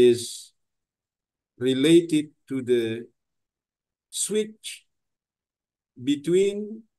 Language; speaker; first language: English; non-native, fluent; Indonesian